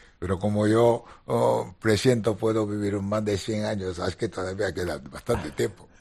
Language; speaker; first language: Spanish; non-native, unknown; Japanese